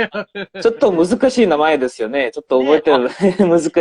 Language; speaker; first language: Japanese; non-native, learner; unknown